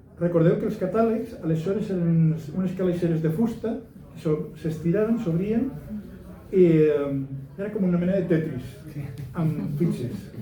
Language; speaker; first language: Catalan; non-native, local second language; Spanish